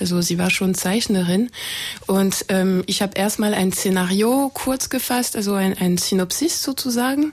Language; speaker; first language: German; non-native, fluent; French